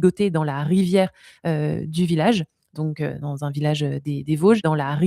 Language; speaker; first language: French; native; French